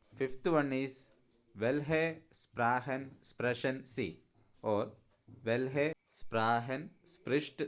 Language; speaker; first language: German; non-native, learner; Malayalam